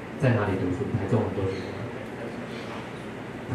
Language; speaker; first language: Chinese; native; Chinese